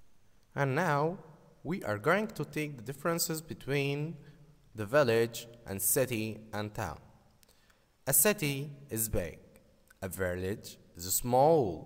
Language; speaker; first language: English; non-native, fluent; Arabic